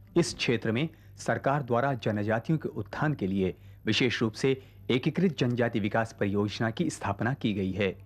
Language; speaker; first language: Hindi; native; Hindi